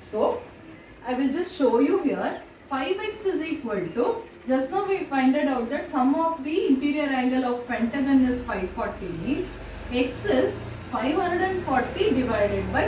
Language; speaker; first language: English; non-native, local second language; Kannada